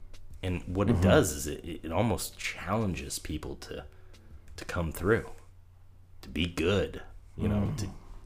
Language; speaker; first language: English; native; English